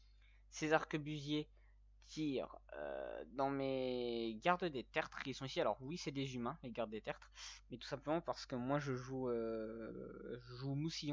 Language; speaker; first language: French; native; French